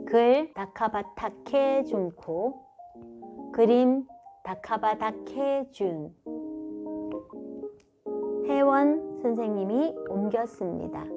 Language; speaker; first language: Korean; native; Korean